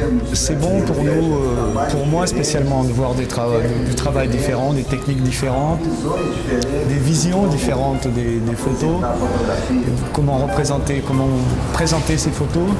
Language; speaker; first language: French; non-native, fluent; Portuguese